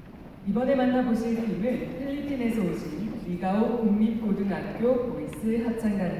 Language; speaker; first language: Korean; native; Korean